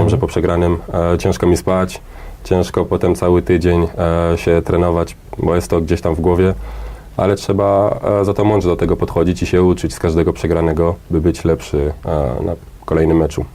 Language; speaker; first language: Polish; early bilingual, heritage; Polish